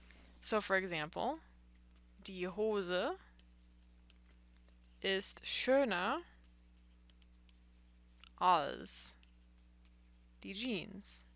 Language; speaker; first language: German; non-native, fluent; English